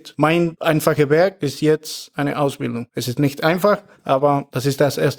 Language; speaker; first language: German; non-native, fluent; Spanish